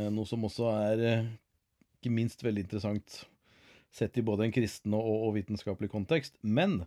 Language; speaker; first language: Norwegian; native; Norwegian